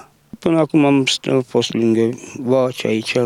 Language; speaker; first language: Romanian; non-native, local second language; Hungarian